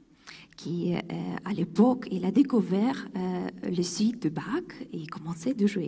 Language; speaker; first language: French; non-native, fluent; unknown